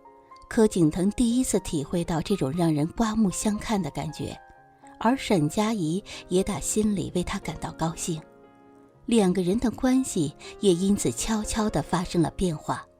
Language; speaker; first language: Chinese; native; Chinese